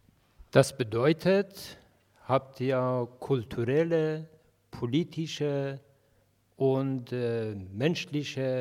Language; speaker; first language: German; non-native, fluent; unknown